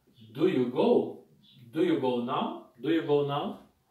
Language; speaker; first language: English; non-native, fluent; Portuguese